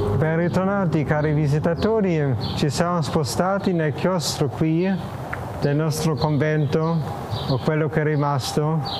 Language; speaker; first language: Italian; non-native, fluent; German